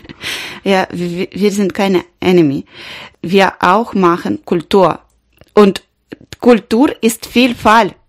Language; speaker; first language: German; non-native, learner; Ukrainian